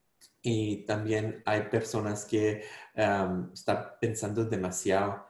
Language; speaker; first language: Spanish; non-native, fluent; English